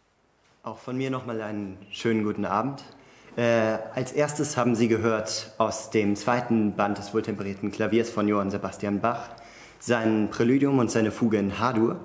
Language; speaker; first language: German; native; German